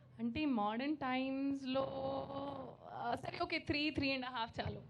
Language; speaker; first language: Telugu; non-native, local second language; Hindi